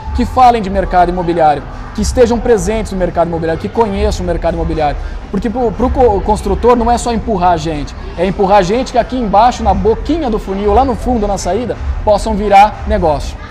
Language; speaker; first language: Portuguese; native; Portuguese